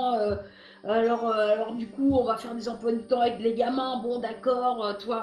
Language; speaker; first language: French; native; French